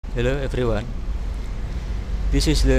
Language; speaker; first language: English; non-native, learner; Indonesian